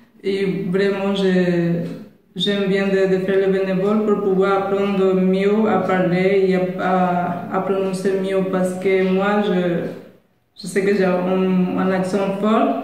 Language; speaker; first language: French; non-native, learner; Spanish